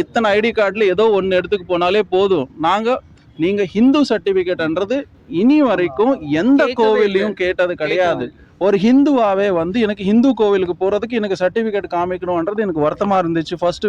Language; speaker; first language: Tamil; native; Tamil